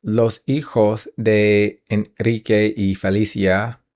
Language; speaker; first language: Spanish; non-native, learner; English